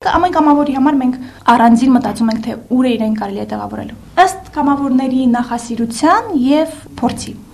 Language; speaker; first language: Armenian; native; Armenian